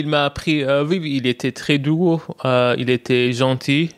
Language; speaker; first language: French; non-native, fluent; Persian